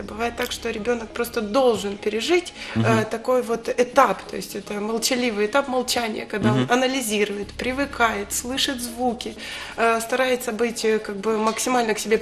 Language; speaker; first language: Russian; native; Russian